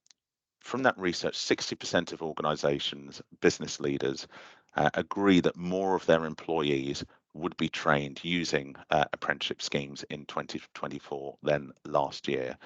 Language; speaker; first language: English; native; English